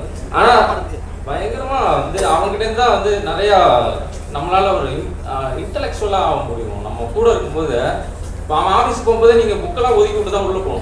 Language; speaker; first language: Tamil; native; Tamil